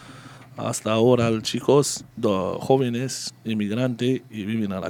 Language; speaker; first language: Spanish; non-native, learner; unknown